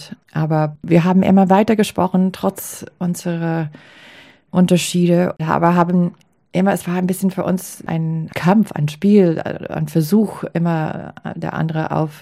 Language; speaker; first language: German; non-native, fluent; English